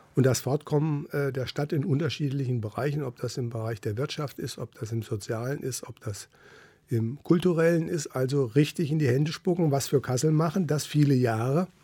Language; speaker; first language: German; native; German